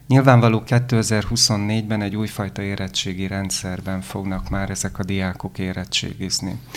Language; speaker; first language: Hungarian; native; Hungarian